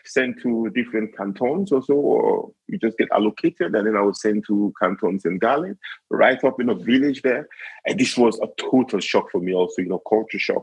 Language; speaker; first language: English; non-native, local second language; Krio